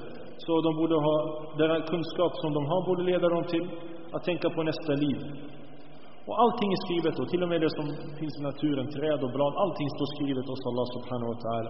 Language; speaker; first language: Swedish; early bilingual, other home language; Arabic